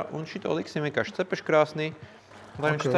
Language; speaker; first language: Latvian; native; Latvian